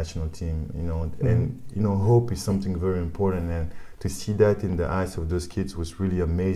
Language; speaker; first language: English; non-native, fluent; French